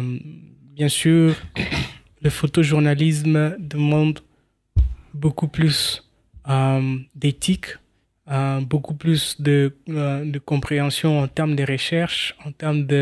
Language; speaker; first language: French; non-native, local second language; Swahili